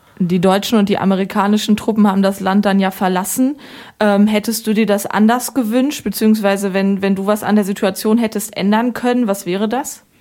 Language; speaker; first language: German; native; German